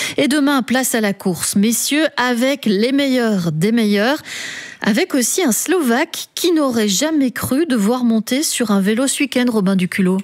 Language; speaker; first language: French; native; French